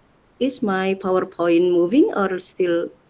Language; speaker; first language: English; non-native, learner; Indonesian